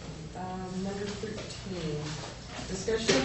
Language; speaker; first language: English; native; English